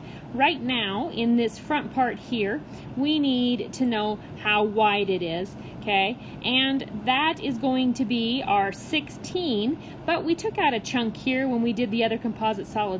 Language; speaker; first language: English; native; English